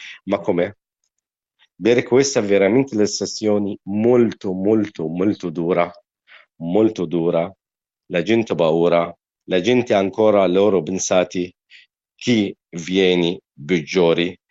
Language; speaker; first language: Italian; non-native, learner; Arabic